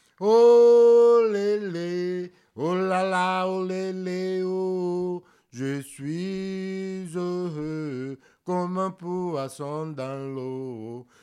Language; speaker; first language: French; non-native, fluent; Portuguese